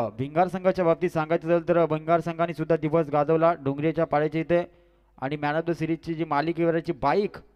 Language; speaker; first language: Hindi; non-native, local second language; Marathi